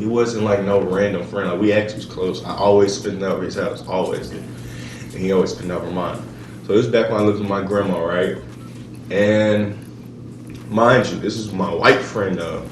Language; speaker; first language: English; native; English